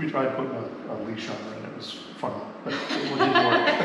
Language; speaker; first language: English; native; English